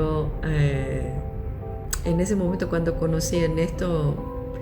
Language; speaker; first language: Spanish; non-native, local second language; Korean